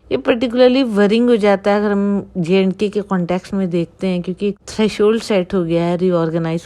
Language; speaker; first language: Hindi; native; Hindi